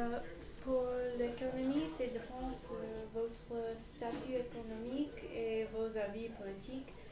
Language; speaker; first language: French; non-native, learner; English